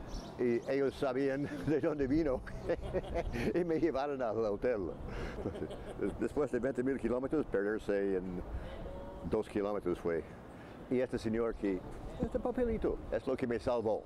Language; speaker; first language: Spanish; non-native, fluent; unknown